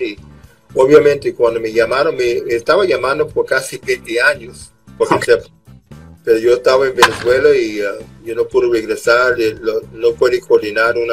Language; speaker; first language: Spanish; non-native, fluent; English